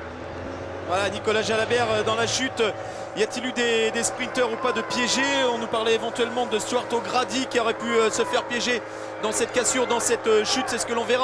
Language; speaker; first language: French; native; French